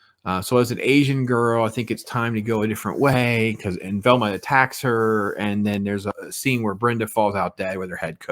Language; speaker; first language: English; native; English